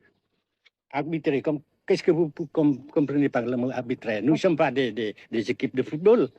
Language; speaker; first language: French; non-native, fluent; Vietnamese